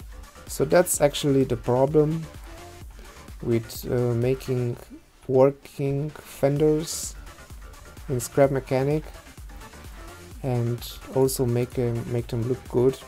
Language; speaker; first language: English; non-native, fluent; German